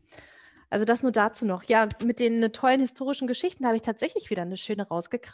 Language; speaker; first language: German; native; German